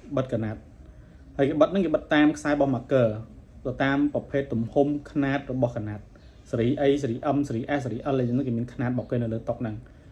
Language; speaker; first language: Khmer; native; Khmer